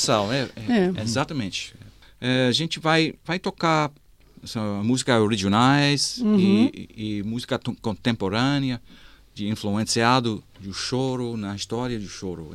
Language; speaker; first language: Portuguese; non-native, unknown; English